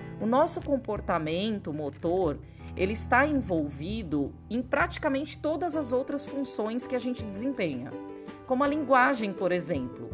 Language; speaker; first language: Portuguese; native; Portuguese